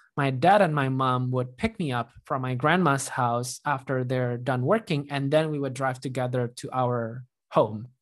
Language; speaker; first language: English; non-native, fluent; Indonesian